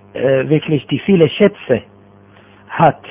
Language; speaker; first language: German; non-native, fluent; Arabic